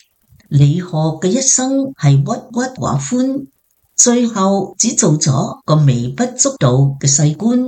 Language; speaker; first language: Chinese; native; Chinese